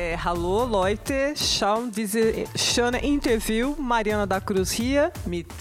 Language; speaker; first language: German; non-native, learner; Portuguese